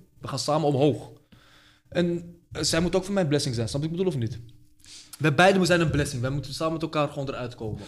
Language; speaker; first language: Dutch; early bilingual, other home language; Arabic